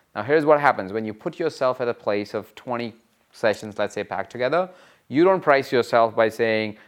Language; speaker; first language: English; non-native, local second language; Hindi